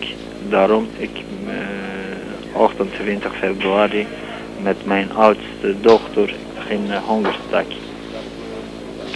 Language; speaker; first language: Dutch; non-native, learner; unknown